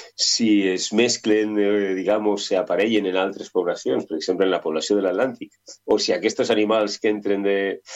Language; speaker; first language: Spanish; non-native, local second language; Catalan